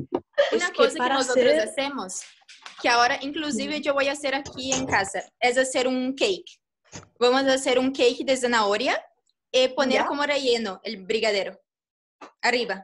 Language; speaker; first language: Spanish; non-native, fluent; Portuguese